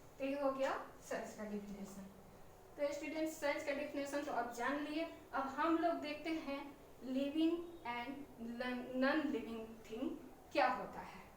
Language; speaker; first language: Hindi; native; Hindi